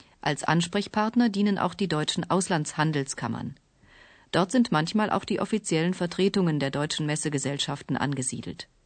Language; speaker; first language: German; native; German